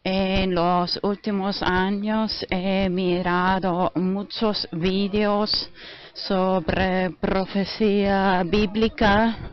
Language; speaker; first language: Spanish; non-native, fluent; German